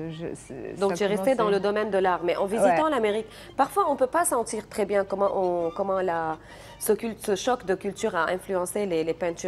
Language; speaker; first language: French; non-native, local second language; Arabic